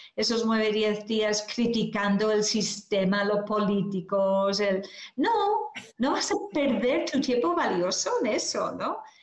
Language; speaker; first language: Spanish; non-native, fluent; English